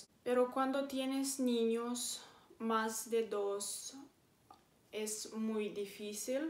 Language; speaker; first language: Spanish; non-native, fluent; Romanian